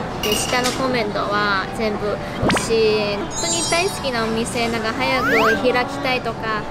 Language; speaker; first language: Japanese; non-native, fluent; Chinese